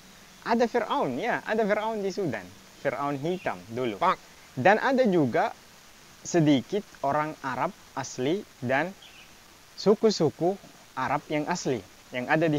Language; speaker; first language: Indonesian; non-native, fluent; Arabic